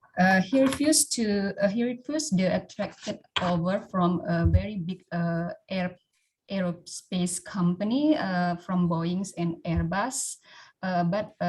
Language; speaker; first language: English; non-native, learner; Indonesian